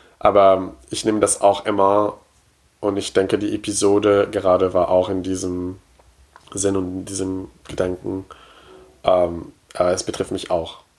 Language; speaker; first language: German; non-native, fluent; French